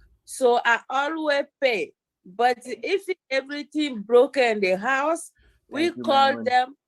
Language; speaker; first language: English; non-native, learner; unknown